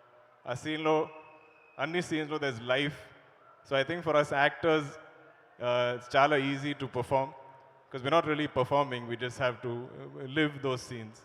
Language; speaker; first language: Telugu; non-native, learner; Malayalam